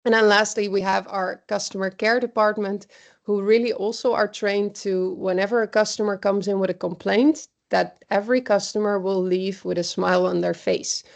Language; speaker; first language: English; non-native, fluent; Dutch